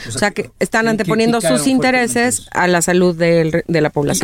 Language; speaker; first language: Spanish; native; Spanish